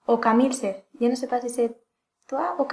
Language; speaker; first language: French; non-native, learner; Spanish